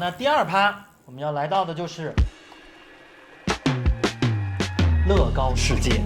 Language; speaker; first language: Chinese; native; Chinese